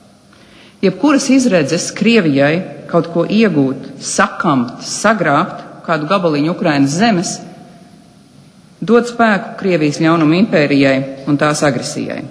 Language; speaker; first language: Latvian; native; Latvian